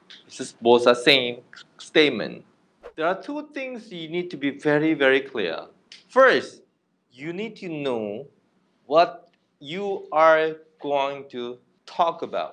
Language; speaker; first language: English; non-native, fluent; Korean